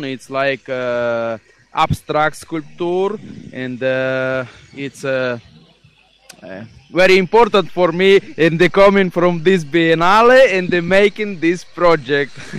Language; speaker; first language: English; non-native, learner; Ukrainian